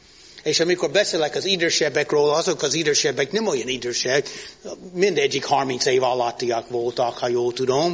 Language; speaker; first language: Hungarian; non-native, learner; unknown